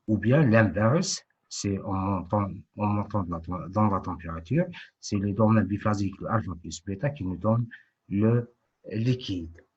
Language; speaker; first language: French; non-native, local second language; Arabic